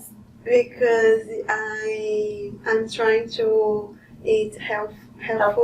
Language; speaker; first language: English; non-native, learner; Portuguese